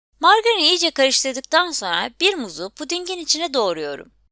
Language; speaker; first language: Turkish; native; Turkish